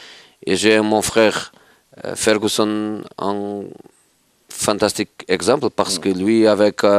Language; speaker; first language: French; non-native, fluent; Portuguese